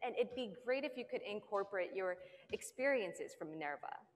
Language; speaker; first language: English; non-native, fluent; Korean